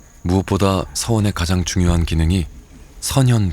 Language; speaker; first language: Korean; native; Korean